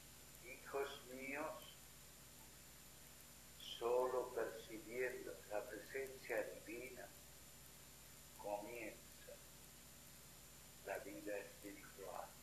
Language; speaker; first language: Spanish; non-native, fluent; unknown